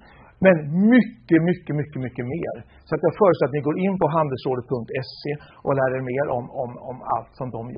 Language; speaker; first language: Swedish; native; Swedish